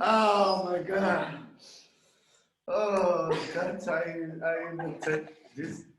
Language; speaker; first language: English; non-native, learner; Spanish